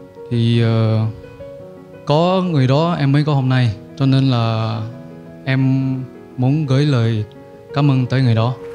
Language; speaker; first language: Vietnamese; non-native, fluent; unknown